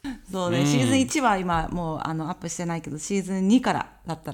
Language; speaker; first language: Japanese; native; Japanese